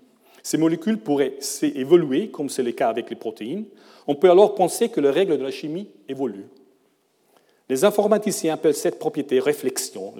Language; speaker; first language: French; non-native, fluent; German